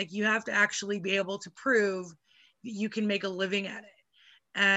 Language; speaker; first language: English; native; English